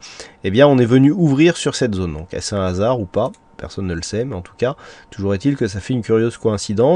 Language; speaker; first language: French; native; French